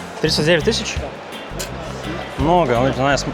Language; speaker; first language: Russian; non-native, learner; Lithuanian